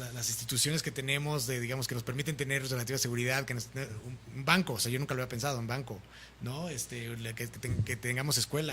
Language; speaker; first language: Spanish; native; Spanish